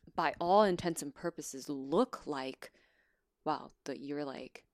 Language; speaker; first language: English; early bilingual, other home language; Chinese